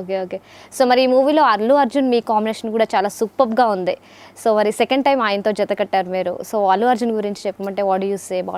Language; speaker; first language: Telugu; native; Telugu